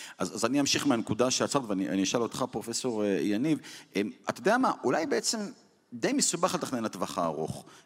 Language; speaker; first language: Hebrew; native; Hebrew